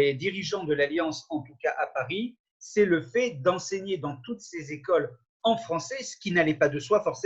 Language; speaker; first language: French; native; French